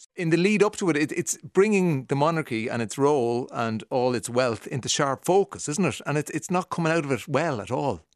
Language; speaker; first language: English; native; English